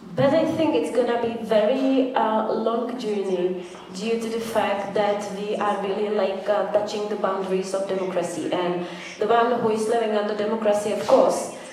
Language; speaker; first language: English; non-native, fluent; Czech